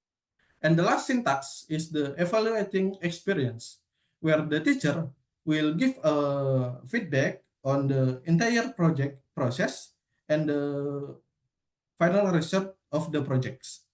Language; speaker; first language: English; non-native, learner; Indonesian